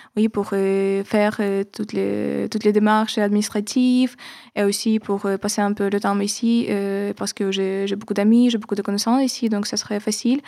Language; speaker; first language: French; non-native, fluent; Ukrainian